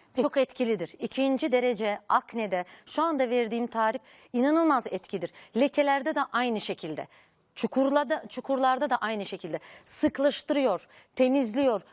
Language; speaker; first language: Turkish; native; Turkish